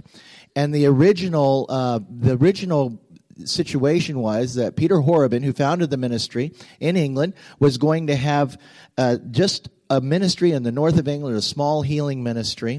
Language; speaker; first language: English; native; English